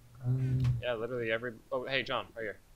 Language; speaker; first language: English; native; English